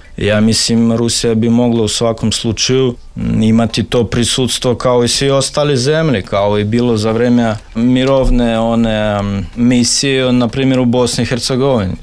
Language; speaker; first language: Serbian; non-native, fluent; Russian